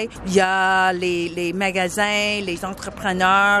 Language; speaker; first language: French; non-native, local second language; English